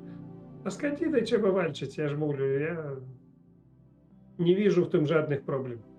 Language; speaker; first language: Polish; non-native, learner; Russian